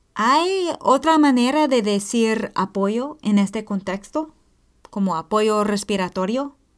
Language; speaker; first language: Spanish; non-native, fluent; English